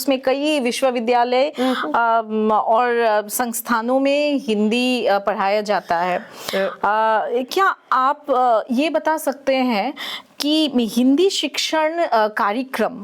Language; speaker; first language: Hindi; native; Hindi